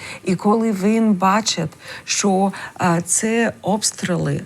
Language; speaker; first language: Ukrainian; non-native, learner; English